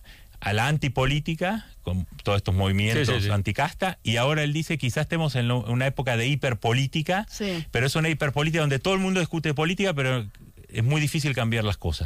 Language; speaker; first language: Spanish; native; Spanish